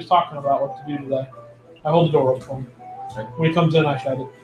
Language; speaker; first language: English; native; English